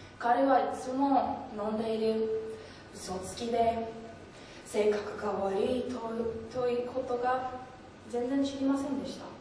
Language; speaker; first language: Japanese; non-native, learner; English